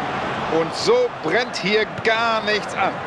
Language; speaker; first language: German; native; German